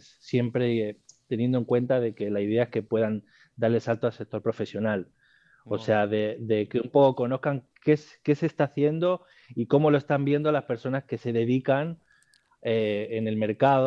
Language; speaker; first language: Spanish; native; Spanish